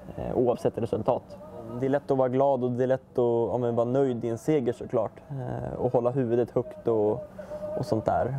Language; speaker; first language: Swedish; native; Swedish